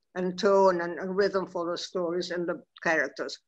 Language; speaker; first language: English; non-native, fluent; Spanish